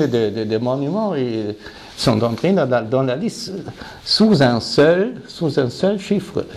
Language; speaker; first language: French; non-native, fluent; German